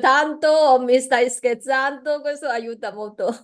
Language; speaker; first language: Italian; non-native, learner; Chinese